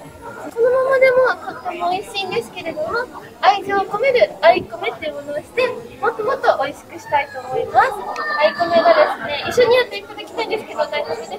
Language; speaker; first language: Japanese; native; Japanese